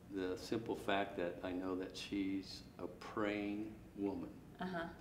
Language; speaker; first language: English; native; English